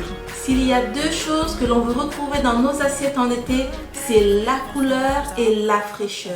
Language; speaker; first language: French; native; French